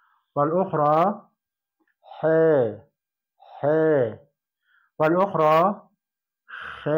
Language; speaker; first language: Arabic; non-native, fluent; Persian